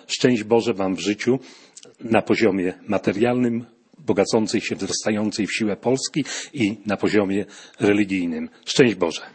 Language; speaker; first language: Polish; native; Polish